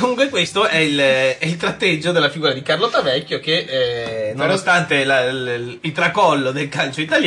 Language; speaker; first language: Italian; native; Italian